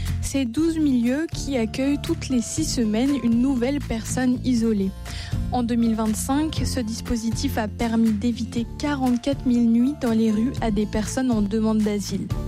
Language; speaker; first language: French; native; French